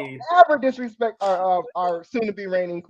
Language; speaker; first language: English; native; English